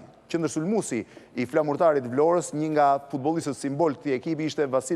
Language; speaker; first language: Albanian; native; Albanian